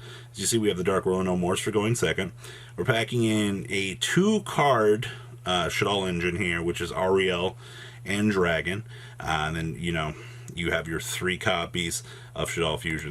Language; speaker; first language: English; native; English